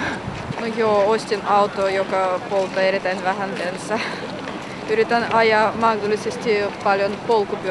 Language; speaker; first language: Finnish; non-native, learner; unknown